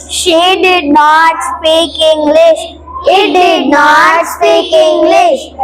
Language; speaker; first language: English; non-native, learner; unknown